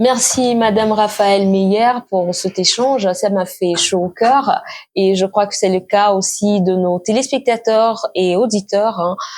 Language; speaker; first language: French; native; French